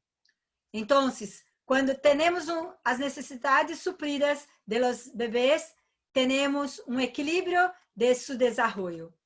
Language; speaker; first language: Spanish; non-native, learner; Portuguese